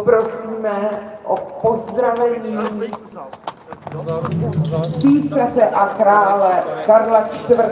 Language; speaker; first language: Czech; native; Czech